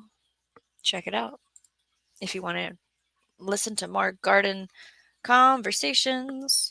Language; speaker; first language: English; native; English